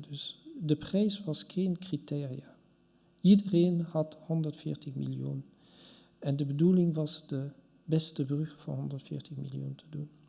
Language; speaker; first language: Dutch; non-native, local second language; French